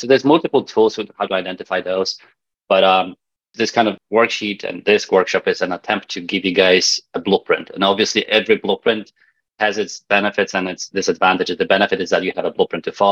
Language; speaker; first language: English; non-native, fluent; Polish